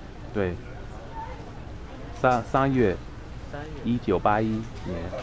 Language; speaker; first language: Chinese; non-native, fluent; English